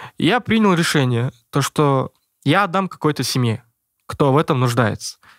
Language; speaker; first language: Russian; native; Russian